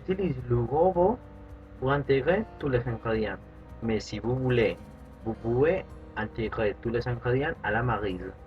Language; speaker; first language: French; non-native, fluent; Spanish